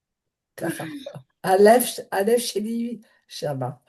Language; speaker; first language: Hebrew; non-native, learner; French